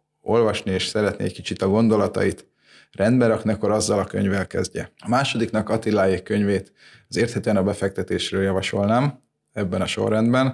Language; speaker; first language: Hungarian; native; Hungarian